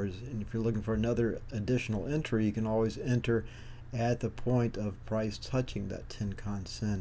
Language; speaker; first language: English; native; English